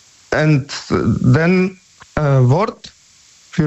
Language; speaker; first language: German; non-native, learner; Polish